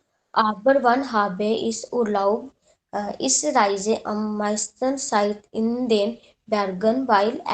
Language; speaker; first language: German; non-native, learner; Hindi